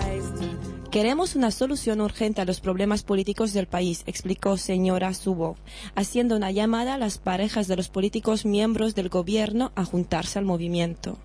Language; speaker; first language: Spanish; native; Spanish